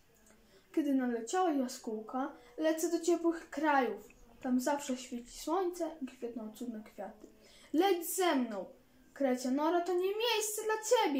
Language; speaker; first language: Polish; native; Polish